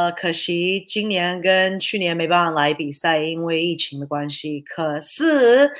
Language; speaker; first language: Chinese; early bilingual, other home language; English